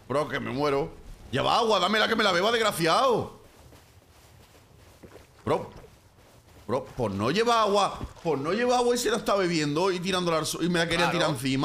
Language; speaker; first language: Spanish; native; Spanish